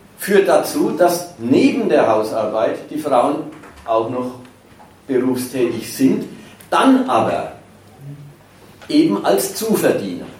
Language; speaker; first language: German; native; German